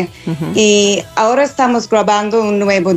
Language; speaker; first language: Spanish; non-native, fluent; English